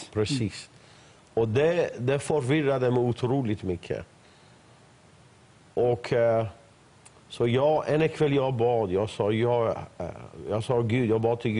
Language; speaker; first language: Swedish; non-native, fluent; Persian